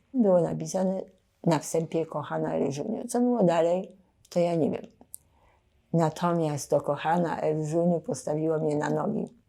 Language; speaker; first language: Polish; native; Polish